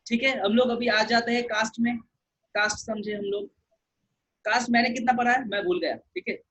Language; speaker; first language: Hindi; non-native, local second language; Bangla